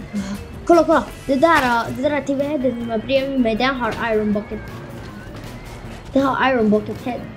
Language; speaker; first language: Swedish; non-native, learner; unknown